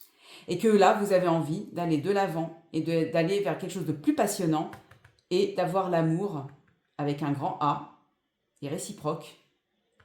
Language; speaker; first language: French; native; French